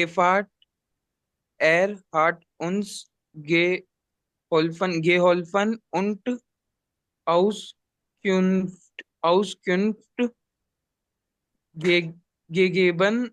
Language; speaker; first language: German; non-native, learner; Hindi